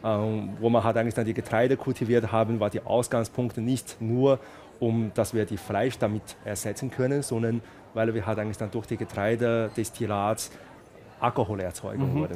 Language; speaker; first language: German; non-native, fluent; Chinese